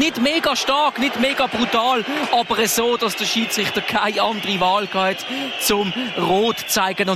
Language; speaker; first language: German; native; German